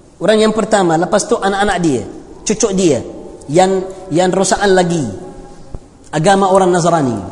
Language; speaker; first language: Malay; non-native, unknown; Arabic